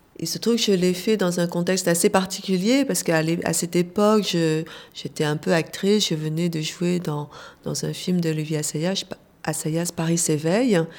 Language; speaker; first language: French; early bilingual, other home language; Korean